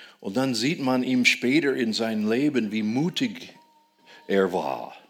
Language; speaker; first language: German; non-native, fluent; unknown